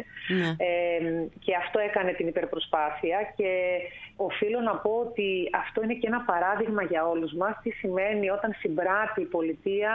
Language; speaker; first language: Greek; native; Greek